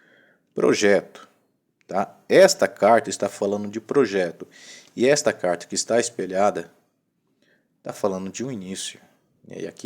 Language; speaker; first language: Portuguese; native; Portuguese